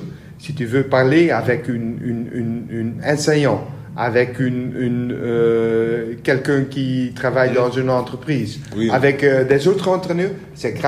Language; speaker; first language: French; non-native, learner; Dutch